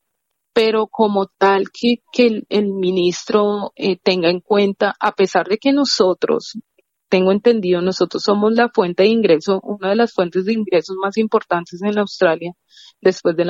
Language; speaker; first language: Spanish; native; Spanish